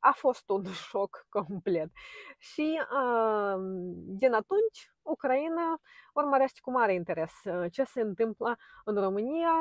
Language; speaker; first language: Romanian; non-native, fluent; Ukrainian